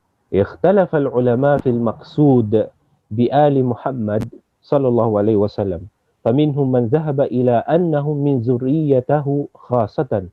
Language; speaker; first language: Arabic; non-native, fluent; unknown